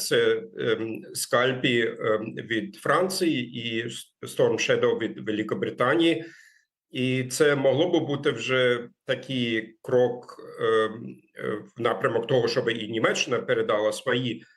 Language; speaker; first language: Ukrainian; non-native, fluent; German